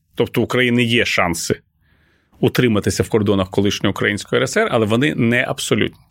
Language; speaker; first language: Ukrainian; non-native, local second language; Russian